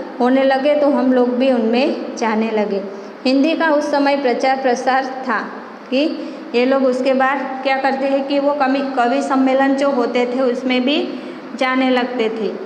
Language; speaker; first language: Hindi; non-native, local second language; Gujarati